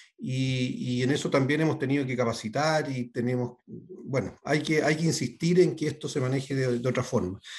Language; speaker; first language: Spanish; native; Spanish